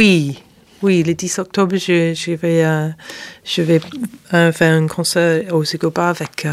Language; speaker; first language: French; non-native, fluent; English